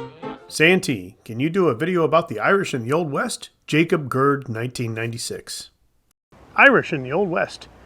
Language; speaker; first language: English; native; English